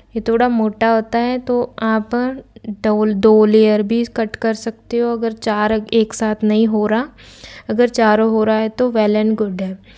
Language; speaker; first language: Hindi; non-native, local second language; Punjabi